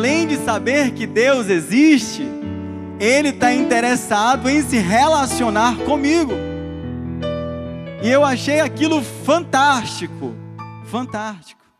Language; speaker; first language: Portuguese; native; Portuguese